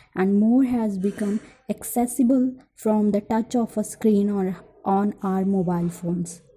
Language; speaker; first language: English; non-native, local second language; Punjabi